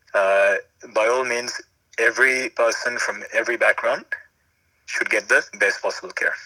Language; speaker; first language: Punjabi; early bilingual, heritage; Punjabi